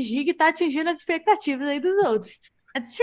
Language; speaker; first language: Portuguese; native; Portuguese